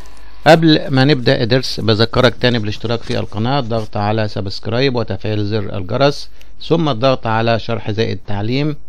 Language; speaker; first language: Arabic; native; Arabic